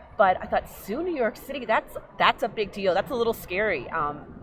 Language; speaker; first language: English; native; English